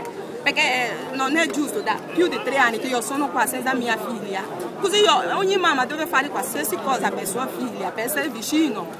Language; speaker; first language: Italian; non-native, learner; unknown